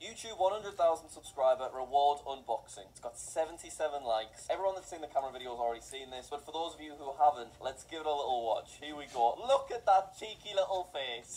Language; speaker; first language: English; native; English